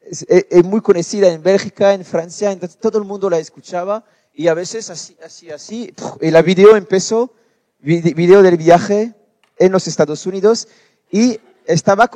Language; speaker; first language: Spanish; non-native, learner; French